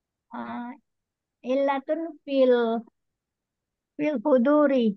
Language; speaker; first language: Arabic; non-native, learner; Indonesian